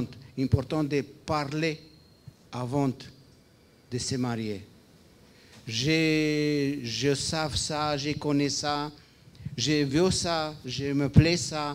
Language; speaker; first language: French; non-native, fluent; Romanian